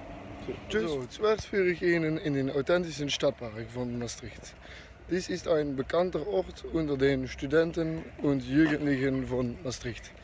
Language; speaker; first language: German; non-native, learner; Dutch